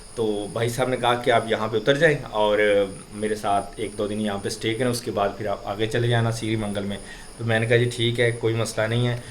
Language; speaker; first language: Urdu; native; Urdu